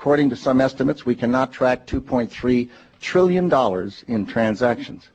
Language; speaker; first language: English; native; English